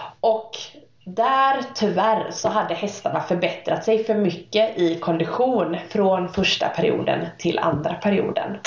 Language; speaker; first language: Swedish; native; Swedish